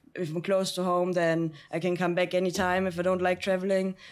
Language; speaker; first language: English; non-native, fluent; German